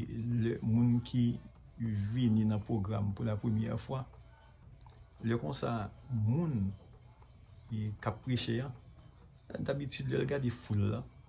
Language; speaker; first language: French; non-native, local second language; Haitian Creole